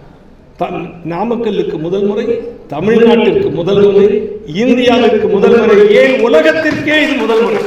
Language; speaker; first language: Tamil; native; Tamil